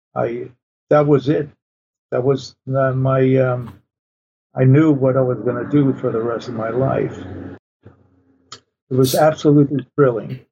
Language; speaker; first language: English; early bilingual, other home language; Polish